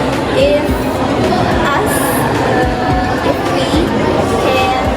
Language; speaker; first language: English; non-native, learner; Indonesian